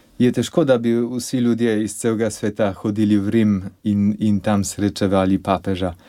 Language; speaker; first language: Slovenian; non-native, fluent; Polish